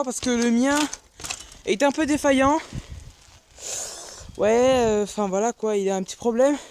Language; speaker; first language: French; native; French